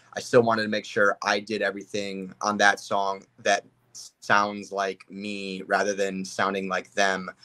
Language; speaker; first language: English; native; English